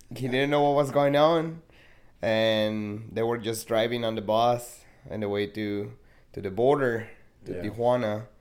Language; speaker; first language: English; non-native, fluent; Spanish